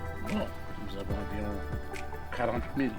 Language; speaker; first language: French; non-native, local second language; Bambara